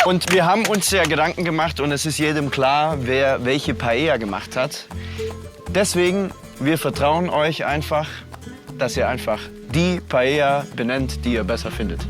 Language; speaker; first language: German; native; German